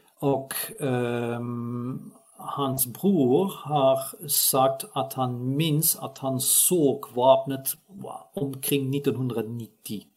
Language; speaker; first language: Swedish; non-native, fluent; Dutch